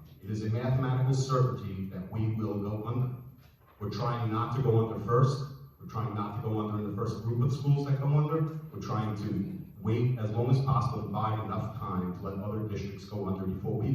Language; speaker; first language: English; native; English